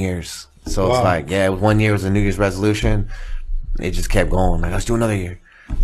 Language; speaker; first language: English; native; English